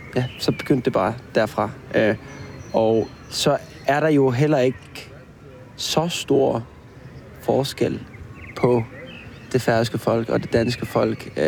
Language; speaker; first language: Danish; non-native, local second language; Faroese